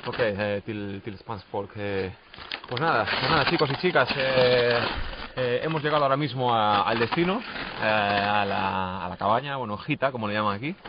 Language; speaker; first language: Spanish; native; Spanish